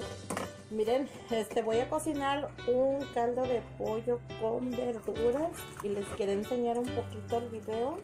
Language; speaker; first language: Spanish; native; Spanish